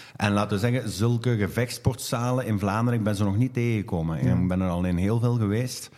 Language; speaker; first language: Dutch; native; Dutch